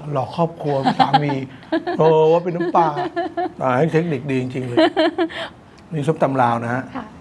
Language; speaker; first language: Thai; native; Thai